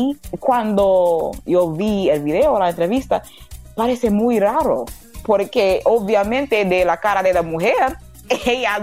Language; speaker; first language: Spanish; non-native, learner; English